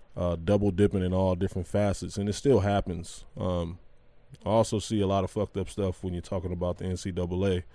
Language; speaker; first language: English; native; English